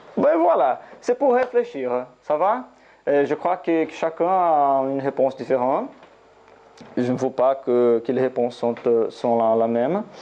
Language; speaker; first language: French; non-native, learner; Portuguese